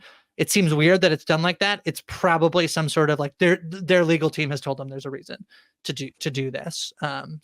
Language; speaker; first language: English; native; English